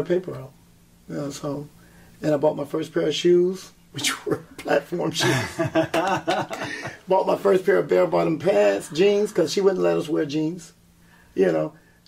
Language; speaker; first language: English; native; English